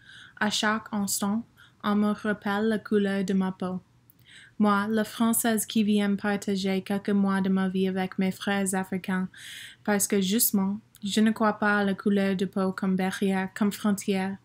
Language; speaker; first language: French; non-native, learner; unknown